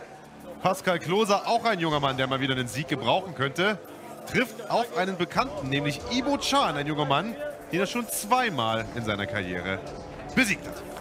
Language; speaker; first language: German; native; German